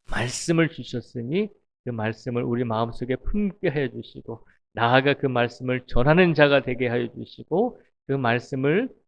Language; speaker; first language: Korean; native; Korean